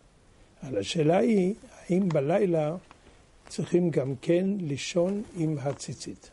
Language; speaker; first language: Hebrew; non-native, fluent; French